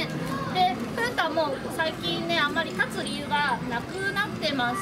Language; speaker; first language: Japanese; native; Japanese